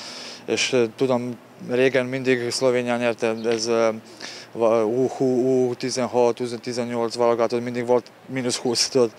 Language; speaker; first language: Hungarian; non-native, learner; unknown